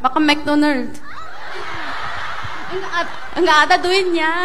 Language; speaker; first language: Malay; non-native, fluent; Korean